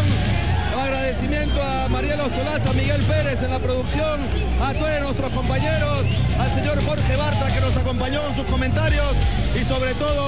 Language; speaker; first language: Spanish; native; Spanish